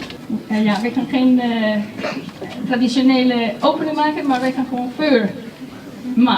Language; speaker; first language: Dutch; non-native, fluent; Spanish